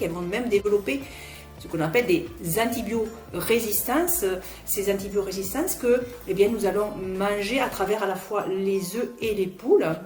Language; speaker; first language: French; native; French